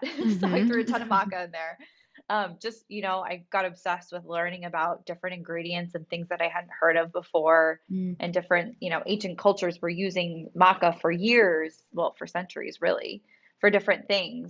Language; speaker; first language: English; native; English